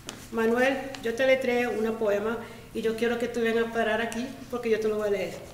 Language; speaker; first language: Spanish; early bilingual, heritage; Spanish